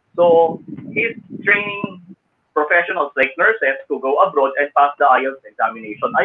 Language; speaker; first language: English; non-native, local second language; Filipino